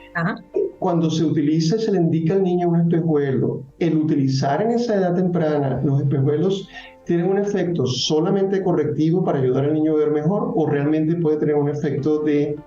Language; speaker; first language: Spanish; native; Spanish